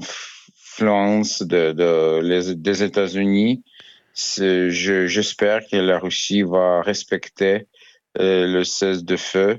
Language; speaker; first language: French; non-native, learner; Ukrainian